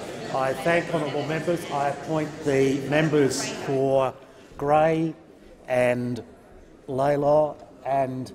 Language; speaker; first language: English; native; English